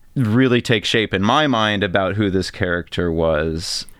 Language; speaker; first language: English; native; English